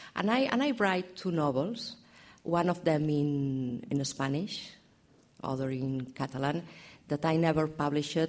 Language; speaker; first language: English; non-native, learner; Catalan